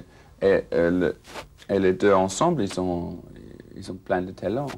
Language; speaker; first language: French; non-native, fluent; English